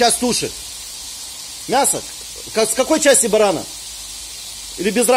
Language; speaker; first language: Russian; native; Russian